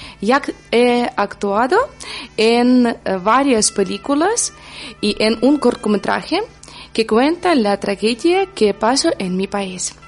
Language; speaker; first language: Spanish; non-native, learner; Ukrainian